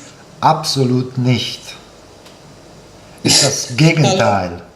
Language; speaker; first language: German; non-native, fluent; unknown